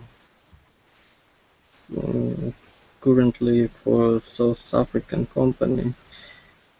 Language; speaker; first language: English; non-native, learner; Russian